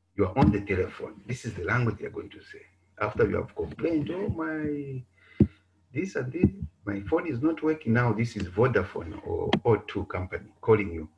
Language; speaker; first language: English; non-native, local second language; Bemba